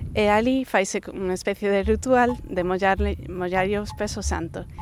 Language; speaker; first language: Galician; non-native, fluent; English